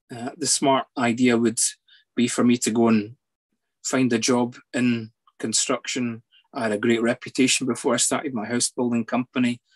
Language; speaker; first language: English; native; English